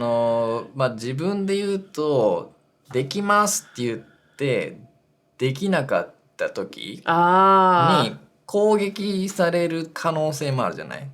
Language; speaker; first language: Japanese; native; Japanese